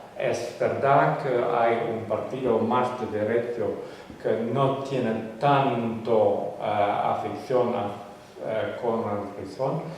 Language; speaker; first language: Spanish; non-native, fluent; Western Frisian